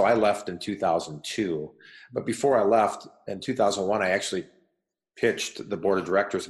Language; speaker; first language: English; native; English